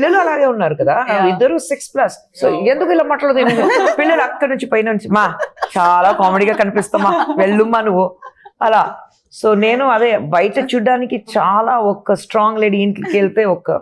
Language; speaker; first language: Telugu; non-native, local second language; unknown